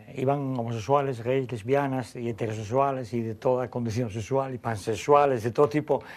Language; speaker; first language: Spanish; native; Spanish